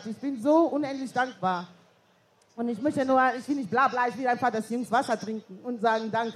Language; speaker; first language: German; non-native, fluent; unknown